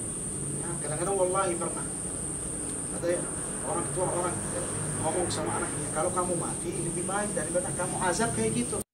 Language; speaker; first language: Indonesian; non-native, fluent; Arabic